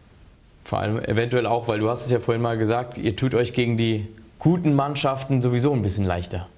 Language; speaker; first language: German; native; German